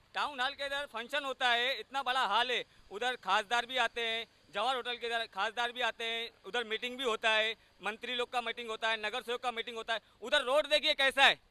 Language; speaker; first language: Hindi; non-native, local second language; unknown